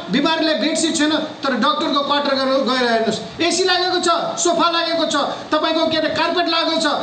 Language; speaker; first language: Nepali; non-native, local second language; Maithili